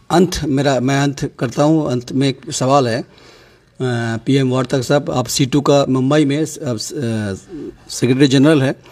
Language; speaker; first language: Hindi; non-native, local second language; Bangla